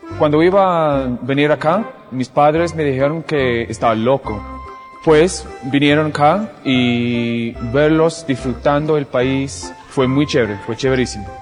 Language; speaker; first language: Spanish; non-native, fluent; English